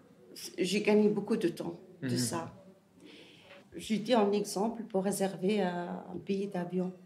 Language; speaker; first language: French; non-native, learner; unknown